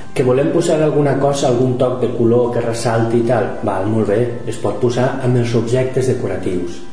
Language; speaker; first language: Catalan; non-native, local second language; Spanish